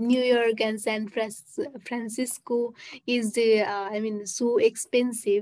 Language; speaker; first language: English; non-native, local second language; Nepali